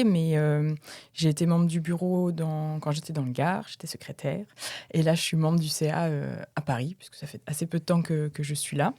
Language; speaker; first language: French; native; French